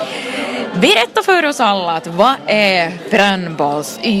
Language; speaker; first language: Swedish; non-native, local second language; Finnish